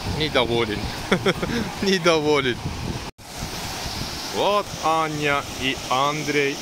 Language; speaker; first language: Russian; non-native, learner; Turkish